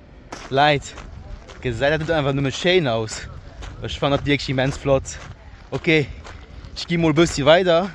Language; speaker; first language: German; non-native, local second language; Luxembourgish